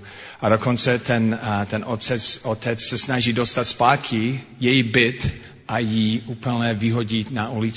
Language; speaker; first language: Czech; non-native, fluent; English